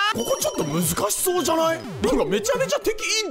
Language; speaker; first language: Japanese; native; Japanese